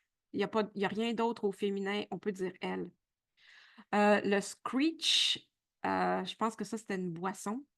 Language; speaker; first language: French; native; French